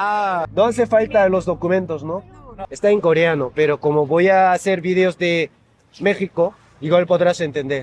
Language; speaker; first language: Spanish; non-native, fluent; Korean